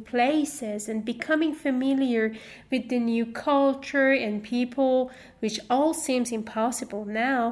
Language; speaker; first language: English; non-native, fluent; Persian